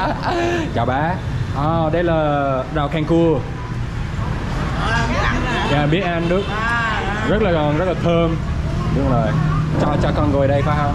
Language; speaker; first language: Vietnamese; early bilingual, heritage; Vietnamese